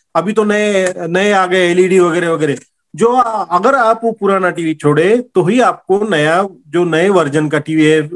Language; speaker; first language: Hindi; non-native, local second language; Marathi